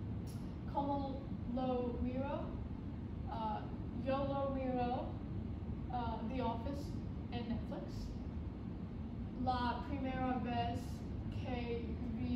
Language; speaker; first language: Spanish; non-native, learner; English